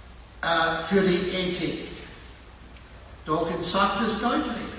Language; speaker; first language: German; non-native, fluent; English